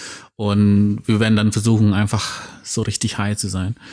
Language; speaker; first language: German; non-native, fluent; Indonesian